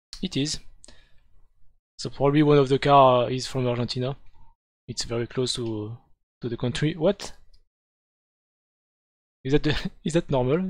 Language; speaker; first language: English; non-native, fluent; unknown